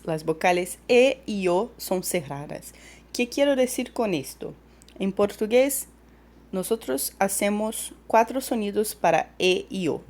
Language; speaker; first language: Spanish; non-native, fluent; Portuguese